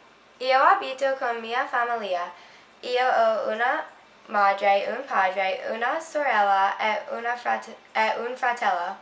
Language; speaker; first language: Italian; non-native, learner; English